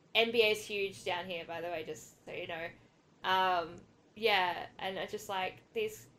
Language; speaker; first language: English; native; English